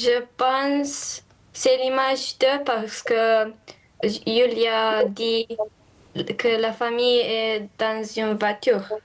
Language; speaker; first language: French; non-native, learner; Romanian